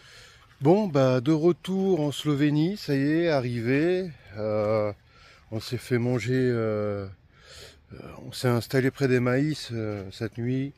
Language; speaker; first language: French; native; French